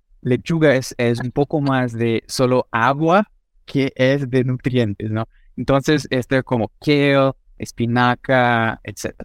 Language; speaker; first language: Spanish; non-native, fluent; Portuguese